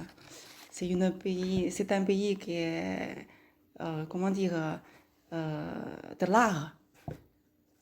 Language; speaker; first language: French; non-native, learner; Chinese